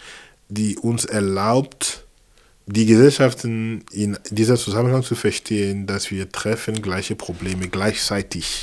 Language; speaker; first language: German; non-native, fluent; French